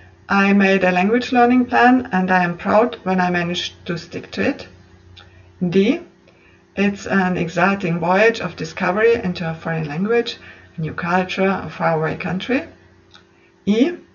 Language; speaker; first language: English; non-native, fluent; German